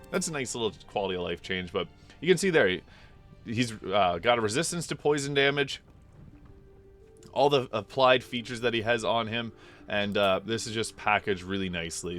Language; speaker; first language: English; native; English